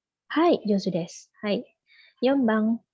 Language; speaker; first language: Japanese; non-native, fluent; Indonesian